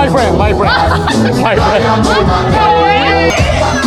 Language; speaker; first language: English; non-native, learner; Korean